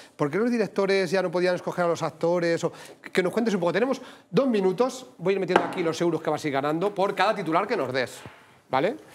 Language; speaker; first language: Spanish; native; Spanish